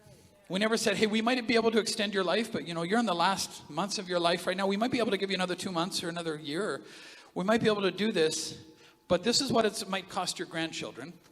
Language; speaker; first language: English; native; English